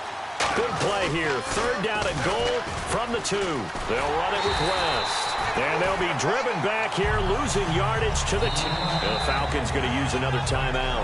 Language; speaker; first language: English; native; English